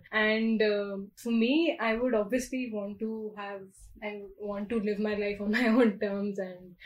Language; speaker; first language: English; non-native, local second language; Hindi